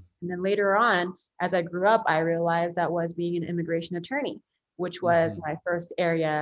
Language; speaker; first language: English; early bilingual, other home language; Korean